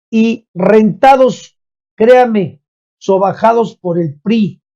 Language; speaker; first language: Spanish; native; Spanish